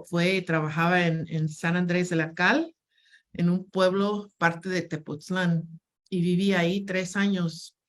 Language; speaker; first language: Spanish; non-native, fluent; English